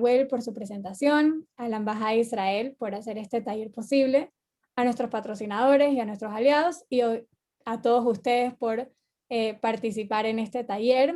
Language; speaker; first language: Spanish; native; Spanish